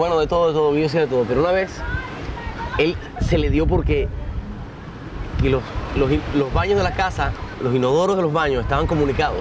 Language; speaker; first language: Spanish; native; Spanish